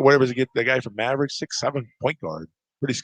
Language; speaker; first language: English; native; English